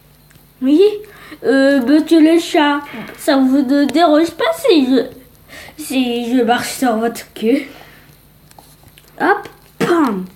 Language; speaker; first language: French; early bilingual, other home language; Polish